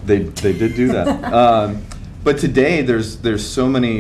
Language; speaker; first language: English; native; English